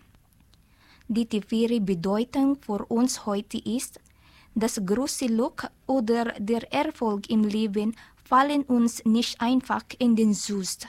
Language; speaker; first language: German; non-native, learner; Filipino